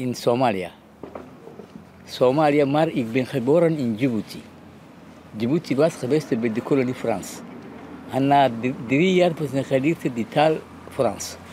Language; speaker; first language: Dutch; non-native, learner; Somali